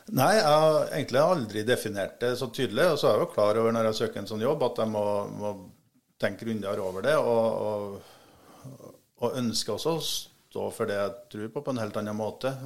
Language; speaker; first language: Norwegian; native; Norwegian